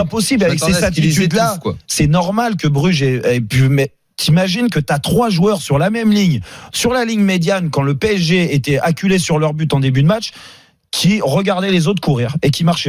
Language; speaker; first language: French; native; French